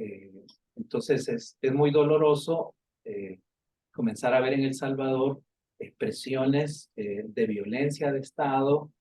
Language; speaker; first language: Spanish; native; Spanish